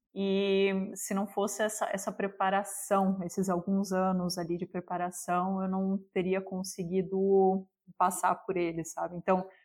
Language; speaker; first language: Portuguese; non-native, local second language; German